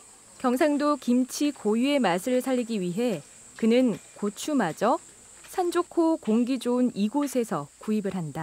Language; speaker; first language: Korean; native; Korean